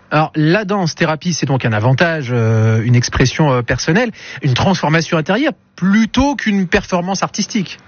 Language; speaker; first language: French; native; French